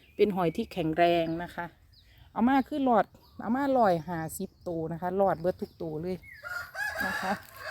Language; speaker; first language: Thai; native; Thai